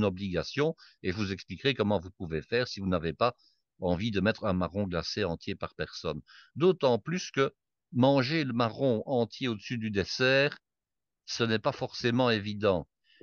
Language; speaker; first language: French; native; French